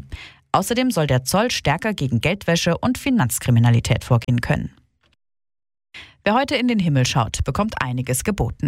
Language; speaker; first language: German; native; German